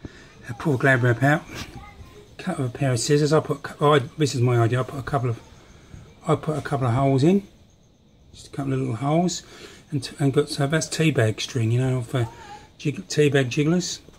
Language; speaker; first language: English; native; English